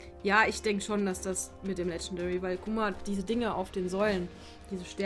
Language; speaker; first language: German; native; German